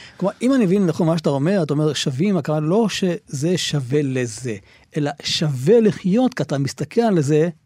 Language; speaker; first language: Hebrew; native; Hebrew